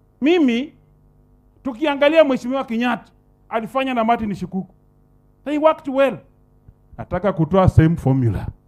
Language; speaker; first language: Swahili; non-native, local second language; Luyia